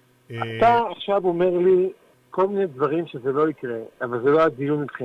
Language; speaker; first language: Hebrew; native; Hebrew